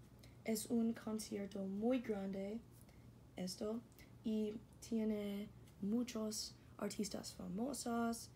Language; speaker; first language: Spanish; non-native, learner; English